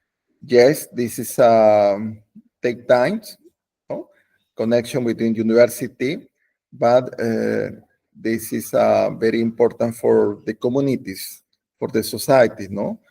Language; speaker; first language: English; non-native, learner; Spanish